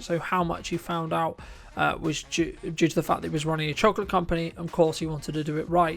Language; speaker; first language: English; native; English